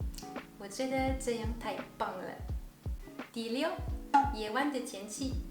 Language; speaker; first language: Chinese; non-native, fluent; French